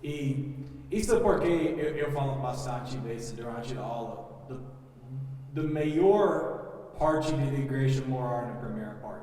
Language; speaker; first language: Portuguese; non-native, learner; English